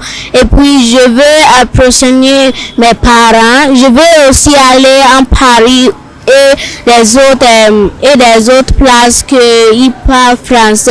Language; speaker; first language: French; non-native, learner; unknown